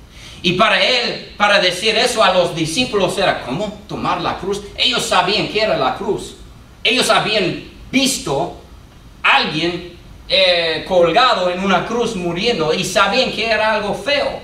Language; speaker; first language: Spanish; non-native, fluent; English